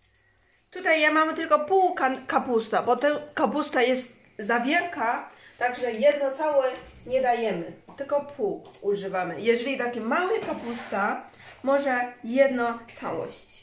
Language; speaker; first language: Polish; non-native, learner; Chinese